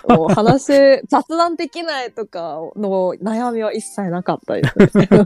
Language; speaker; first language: Japanese; non-native, fluent; Chinese